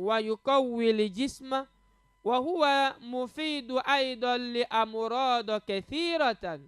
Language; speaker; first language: Arabic; non-native, fluent; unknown